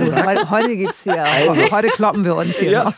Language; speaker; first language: German; native; German